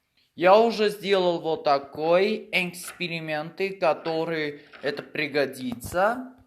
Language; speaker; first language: Russian; non-native, fluent; Armenian